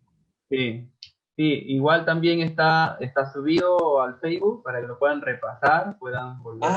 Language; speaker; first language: Spanish; native; Spanish